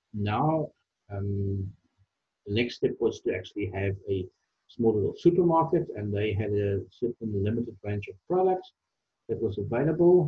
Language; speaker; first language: English; non-native, local second language; Afrikaans